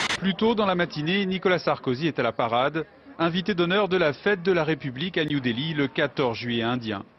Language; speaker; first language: French; native; French